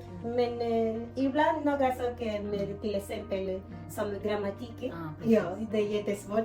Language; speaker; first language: Swedish; non-native, learner; Portuguese